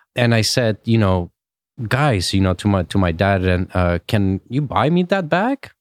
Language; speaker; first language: English; early bilingual, other home language; Russian